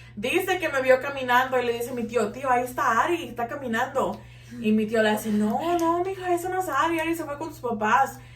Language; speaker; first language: Spanish; early bilingual, heritage; Spanish